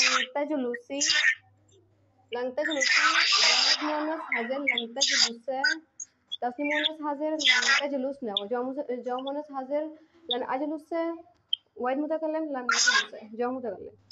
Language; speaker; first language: Arabic; non-native, learner; Bangla